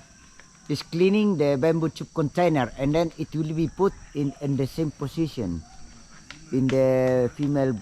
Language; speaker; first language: English; non-native, fluent; Indonesian